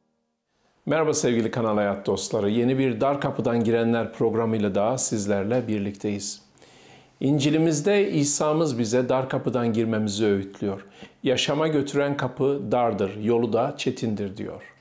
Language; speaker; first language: Turkish; native; Turkish